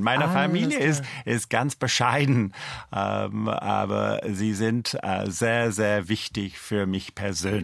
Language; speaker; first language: German; non-native, fluent; English